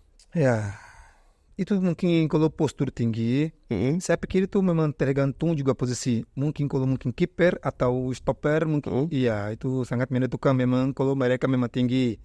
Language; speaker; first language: Indonesian; non-native, fluent; Portuguese